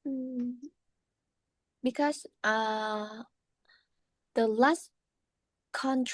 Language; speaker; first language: English; non-native, learner; Vietnamese